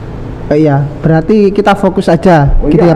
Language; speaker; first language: Indonesian; native; Indonesian